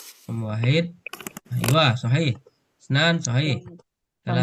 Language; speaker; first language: Arabic; non-native, fluent; Indonesian